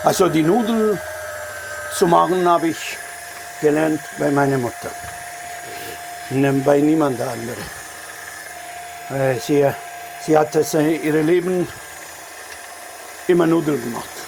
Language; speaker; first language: German; non-native, fluent; Italian